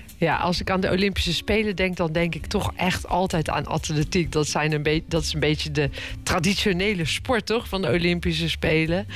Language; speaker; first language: Dutch; native; Dutch